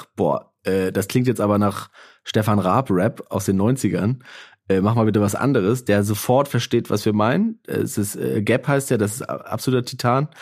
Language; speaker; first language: German; native; German